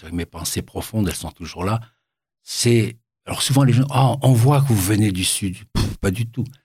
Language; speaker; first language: French; native; French